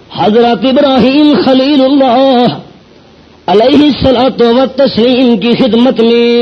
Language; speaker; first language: Urdu; non-native, local second language; Pashto